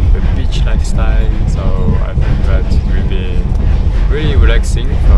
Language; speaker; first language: English; non-native, fluent; French